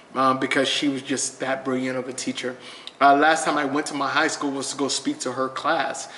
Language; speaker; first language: English; native; English